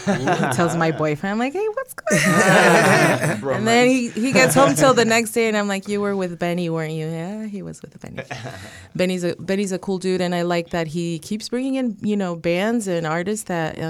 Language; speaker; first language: English; early bilingual, other home language; Spanish